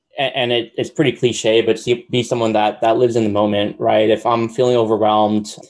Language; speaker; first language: English; native; English